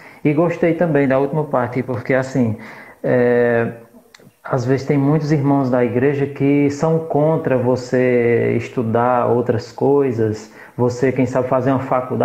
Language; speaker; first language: Portuguese; native; Portuguese